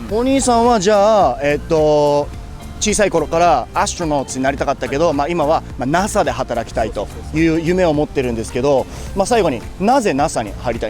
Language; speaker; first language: Japanese; native; Japanese